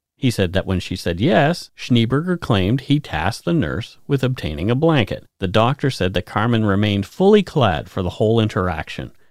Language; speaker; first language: English; native; English